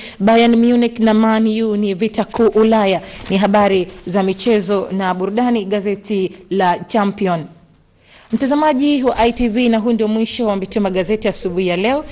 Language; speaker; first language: Swahili; native; Swahili